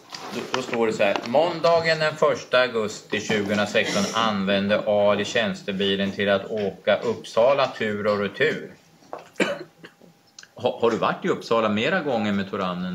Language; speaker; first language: Swedish; native; Swedish